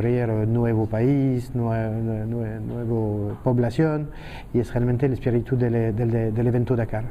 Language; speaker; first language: Spanish; non-native, fluent; French